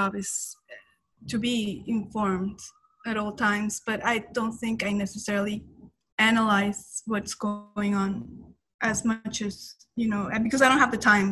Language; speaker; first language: English; non-native, fluent; Spanish